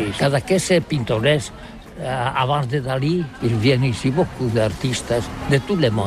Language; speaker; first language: French; non-native, learner; Catalan